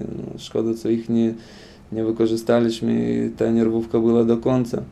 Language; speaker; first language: Polish; non-native, fluent; Lithuanian